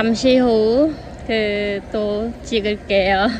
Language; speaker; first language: Korean; non-native, learner; Khmer